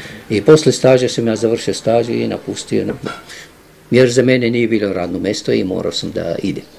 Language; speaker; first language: Croatian; non-native, fluent; Arabic